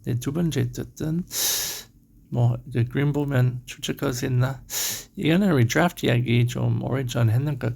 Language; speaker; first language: Korean; non-native, learner; English